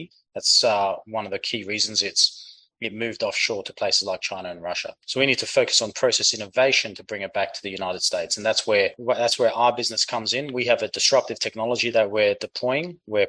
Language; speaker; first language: English; native; English